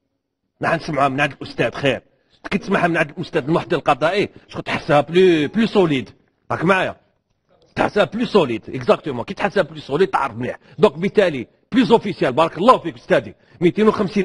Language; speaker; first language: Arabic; native; Arabic